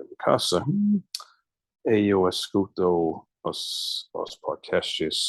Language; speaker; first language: Portuguese; non-native, learner; English